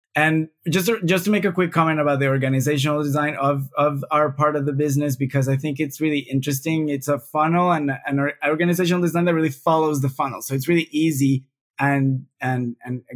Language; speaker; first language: English; non-native, fluent; Spanish